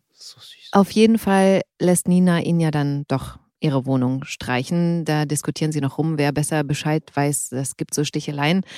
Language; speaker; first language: German; native; German